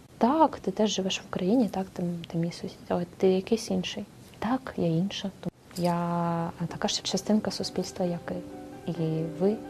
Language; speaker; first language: Ukrainian; non-native, local second language; Romany